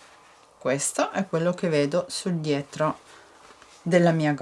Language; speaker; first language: Italian; native; Italian